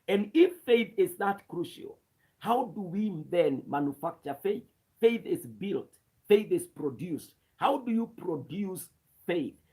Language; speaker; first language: English; non-native, local second language; Swahili